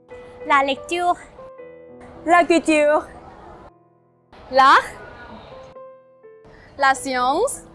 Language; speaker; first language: French; non-native, fluent; Thai